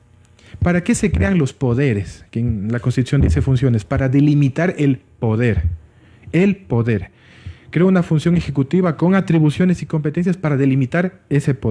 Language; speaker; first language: Spanish; native; Spanish